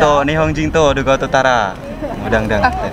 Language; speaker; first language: Japanese; non-native, learner; Indonesian